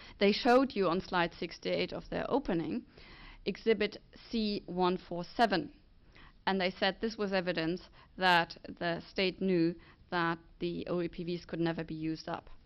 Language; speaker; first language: English; non-native, fluent; German